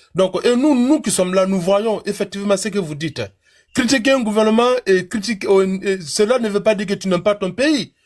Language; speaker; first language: French; non-native, local second language; Fula